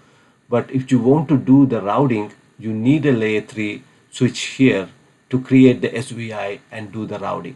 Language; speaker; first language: English; non-native, fluent; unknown